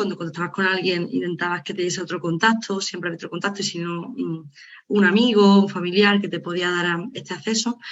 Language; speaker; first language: Spanish; native; Spanish